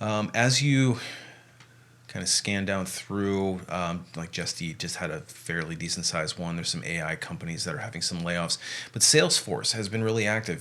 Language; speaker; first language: English; native; English